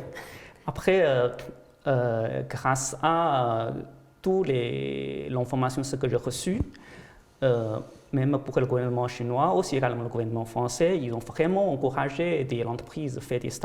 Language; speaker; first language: French; non-native, fluent; Chinese